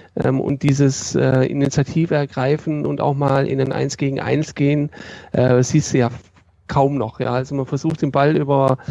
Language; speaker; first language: German; native; German